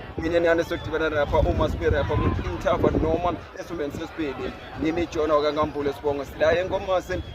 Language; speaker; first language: Zulu; non-native, local second language; Swati